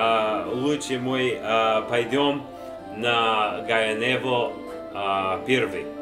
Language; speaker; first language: Russian; non-native, learner; English